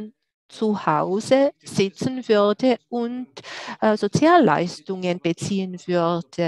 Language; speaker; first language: German; non-native, fluent; Czech